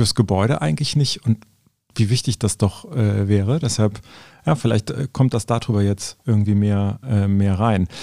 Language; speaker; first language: German; native; German